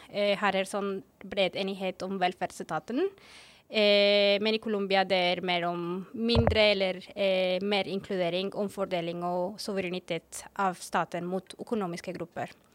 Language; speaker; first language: Norwegian; non-native, fluent; Spanish